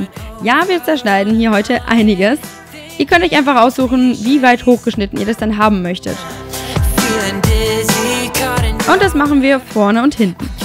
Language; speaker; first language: German; native; German